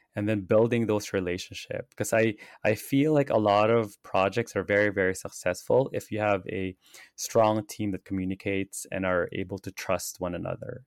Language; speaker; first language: English; non-native, local second language; Filipino